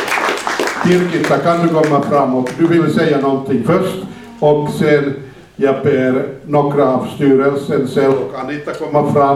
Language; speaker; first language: Swedish; non-native, fluent; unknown